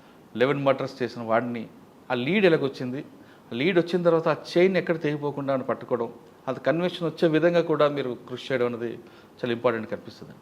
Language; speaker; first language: Telugu; native; Telugu